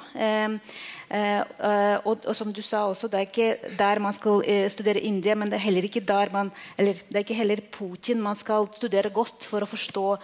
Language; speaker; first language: Norwegian; non-native, fluent; Russian